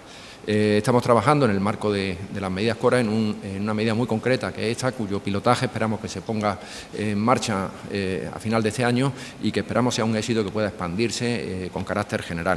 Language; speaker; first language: Spanish; native; Spanish